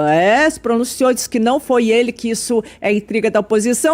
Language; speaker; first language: Portuguese; native; Portuguese